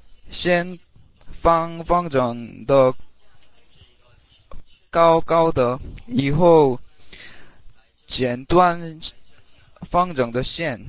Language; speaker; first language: Chinese; non-native, learner; English